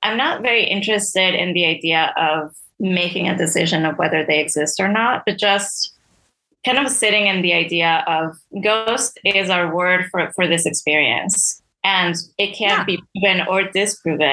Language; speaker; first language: English; non-native, fluent; Spanish